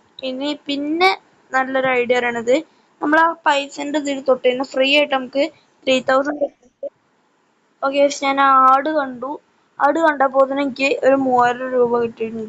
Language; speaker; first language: Malayalam; native; Malayalam